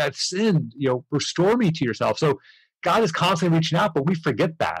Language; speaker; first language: English; native; English